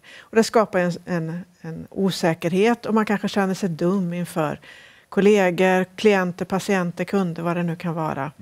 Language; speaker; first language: Swedish; native; Swedish